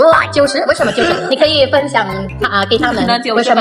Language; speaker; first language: Chinese; non-native, fluent; Filipino